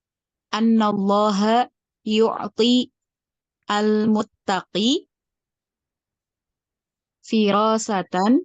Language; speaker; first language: Arabic; non-native, learner; Indonesian